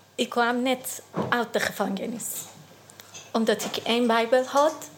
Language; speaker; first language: Dutch; non-native, fluent; Persian